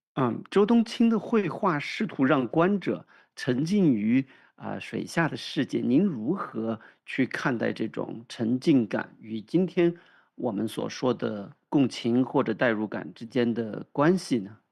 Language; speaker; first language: Chinese; native; Chinese